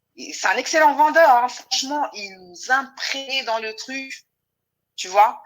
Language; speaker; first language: French; non-native, local second language; Wolof